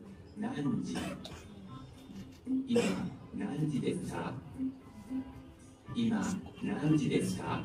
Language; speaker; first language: Japanese; non-native, learner; Bangla